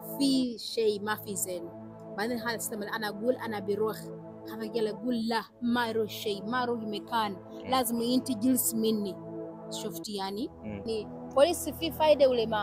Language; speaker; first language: Arabic; non-native, learner; Ganda